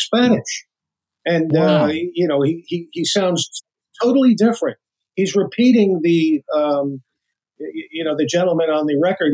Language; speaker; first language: English; native; English